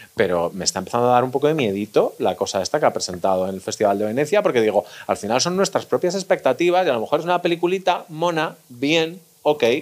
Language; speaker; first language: Spanish; native; Spanish